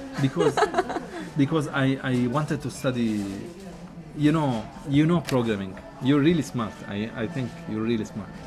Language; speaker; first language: English; non-native, fluent; Arabic